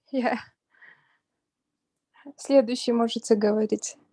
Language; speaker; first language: Russian; native; Russian